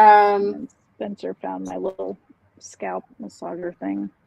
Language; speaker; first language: English; native; English